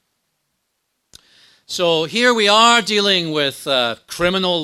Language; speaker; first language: English; native; English